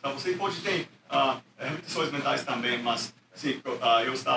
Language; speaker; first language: Portuguese; non-native, learner; English